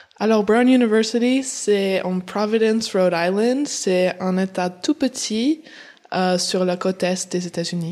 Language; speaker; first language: French; early bilingual, heritage; English